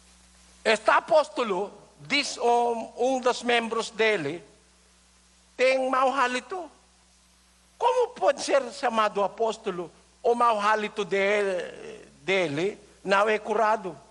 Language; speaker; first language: Portuguese; non-native, learner; Filipino